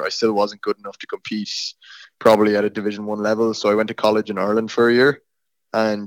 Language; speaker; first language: English; native; English